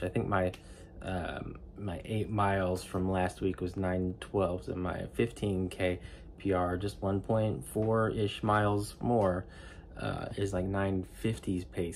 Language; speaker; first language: English; native; English